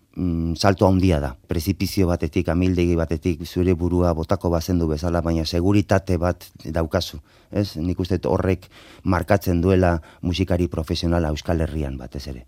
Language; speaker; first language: Basque; non-native, local second language; Spanish